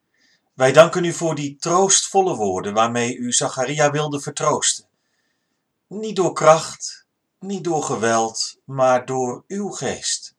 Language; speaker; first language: Dutch; native; Dutch